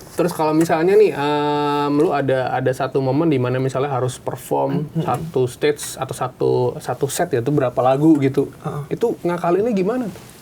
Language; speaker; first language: Indonesian; native; Indonesian